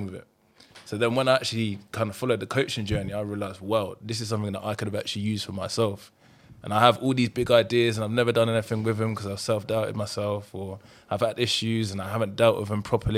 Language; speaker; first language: English; native; English